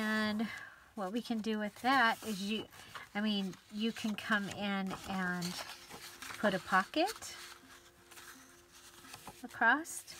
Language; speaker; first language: English; native; English